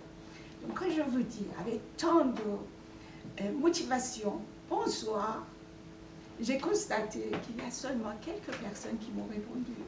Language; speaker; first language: French; non-native, fluent; Persian